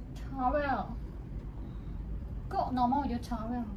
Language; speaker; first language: English; non-native, learner; Thai